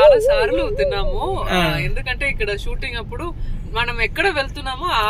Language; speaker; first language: Telugu; non-native, learner; Tamil